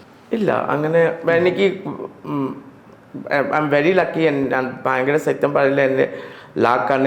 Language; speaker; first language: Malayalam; non-native, learner; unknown